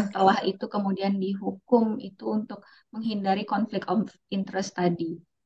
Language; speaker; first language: Indonesian; native; Indonesian